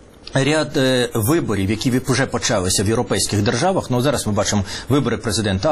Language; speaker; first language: Ukrainian; native; Ukrainian